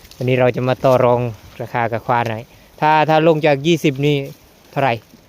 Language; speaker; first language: Thai; native; Thai